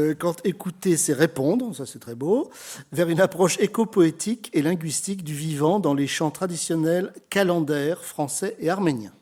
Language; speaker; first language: French; native; French